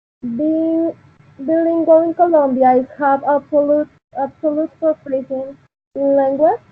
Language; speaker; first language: English; non-native, learner; Spanish